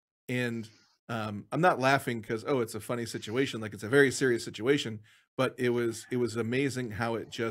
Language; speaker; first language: English; native; English